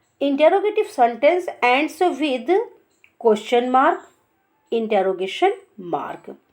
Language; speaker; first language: Hindi; native; Hindi